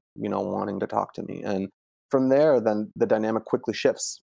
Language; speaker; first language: English; early bilingual, other home language; Italian